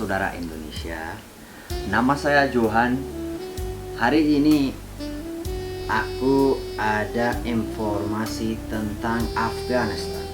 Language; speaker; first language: Indonesian; non-native, fluent; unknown